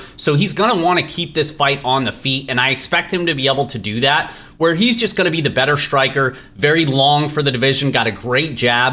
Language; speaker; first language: English; native; English